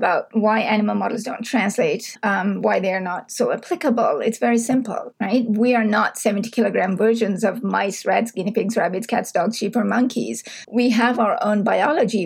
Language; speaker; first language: English; non-native, local second language; Sinhala